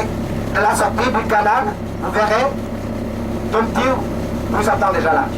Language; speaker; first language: French; non-native, learner; Vietnamese